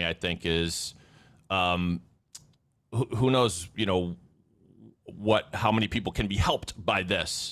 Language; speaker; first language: English; native; English